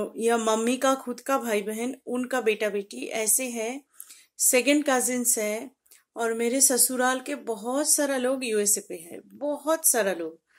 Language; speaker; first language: Hindi; non-native, local second language; Bangla